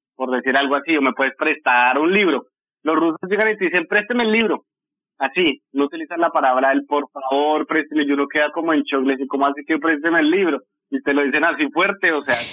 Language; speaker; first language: Spanish; native; Spanish